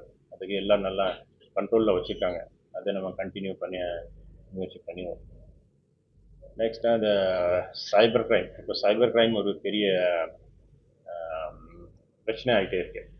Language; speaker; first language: Tamil; non-native, fluent; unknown